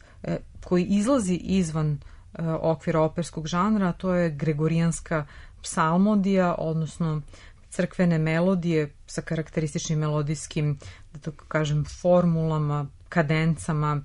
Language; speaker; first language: Serbian; native; Serbian